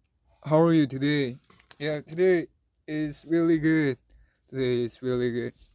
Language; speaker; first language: English; non-native, learner; Korean